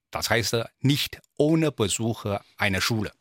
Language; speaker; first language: German; non-native, fluent; Chinese